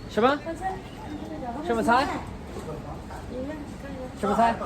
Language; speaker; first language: Chinese; non-native, learner; English